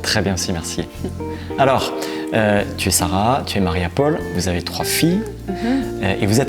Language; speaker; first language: French; native; French